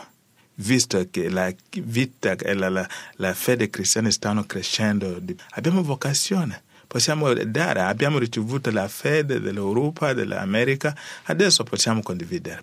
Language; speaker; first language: Italian; non-native, learner; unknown